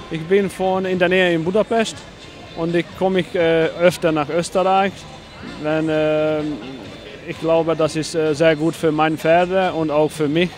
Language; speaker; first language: German; non-native, learner; Hungarian